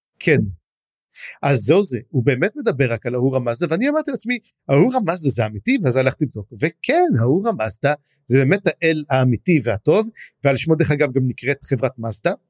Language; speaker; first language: Hebrew; native; Hebrew